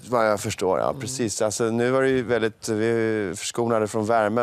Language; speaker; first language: Swedish; native; Swedish